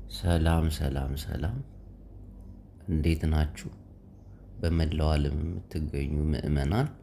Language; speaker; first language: Amharic; non-native, local second language; Tigrinya